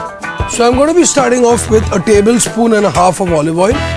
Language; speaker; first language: English; non-native, local second language; Hindi